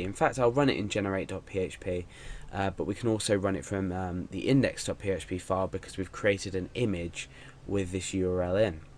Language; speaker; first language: English; native; English